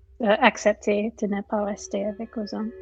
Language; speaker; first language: French; non-native, fluent; English